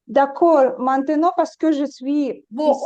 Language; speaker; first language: French; non-native, learner; Ukrainian